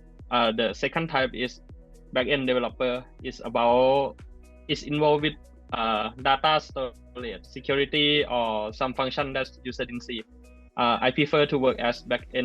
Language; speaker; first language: English; non-native, learner; Thai